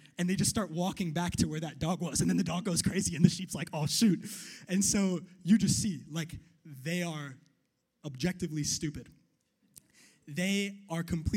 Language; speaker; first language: English; native; English